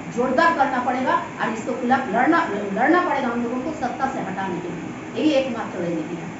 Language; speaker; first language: Hindi; non-native, local second language; Bangla